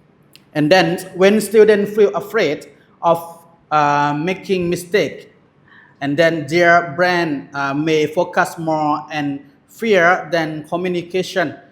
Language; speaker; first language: English; non-native, learner; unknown